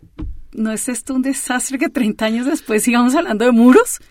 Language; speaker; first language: Spanish; native; Spanish